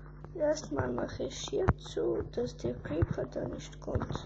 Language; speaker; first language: German; early bilingual, other home language; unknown